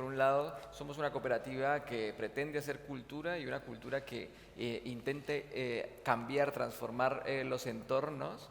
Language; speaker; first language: Spanish; native; Spanish